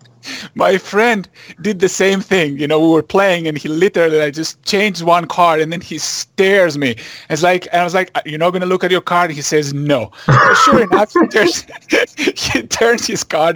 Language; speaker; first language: English; non-native, fluent; Greek